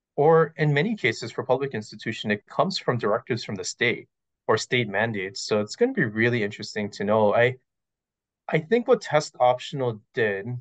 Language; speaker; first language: English; native; English